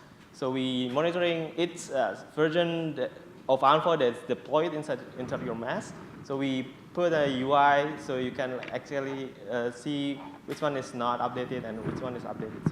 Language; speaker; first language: English; non-native, fluent; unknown